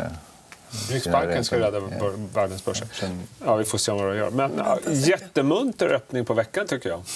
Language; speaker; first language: Swedish; native; Swedish